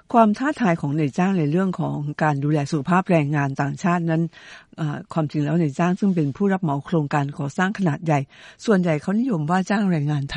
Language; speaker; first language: Thai; native; Thai